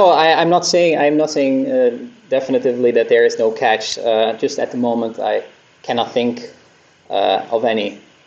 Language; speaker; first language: English; non-native, fluent; Dutch